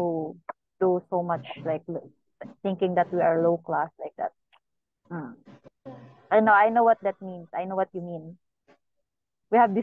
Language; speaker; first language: English; non-native, local second language; Cebuano